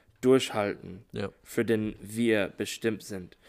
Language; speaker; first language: German; non-native, learner; English